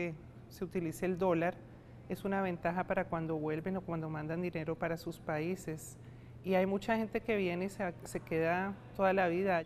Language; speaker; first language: Spanish; non-native, fluent; Serbian